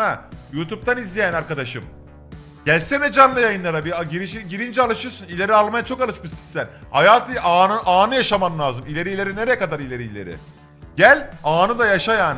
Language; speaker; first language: Turkish; native; Turkish